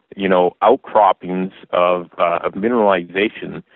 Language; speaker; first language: English; native; English